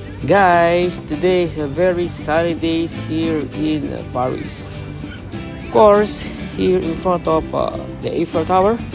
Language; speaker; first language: English; non-native, local second language; Filipino